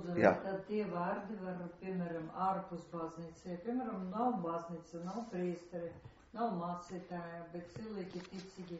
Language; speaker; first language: Latvian; non-native, local second language; Russian